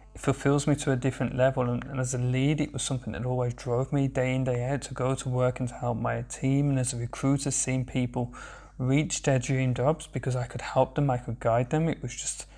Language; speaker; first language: English; native; English